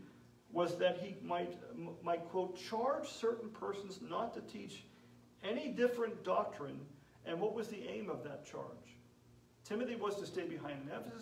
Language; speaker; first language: English; native; English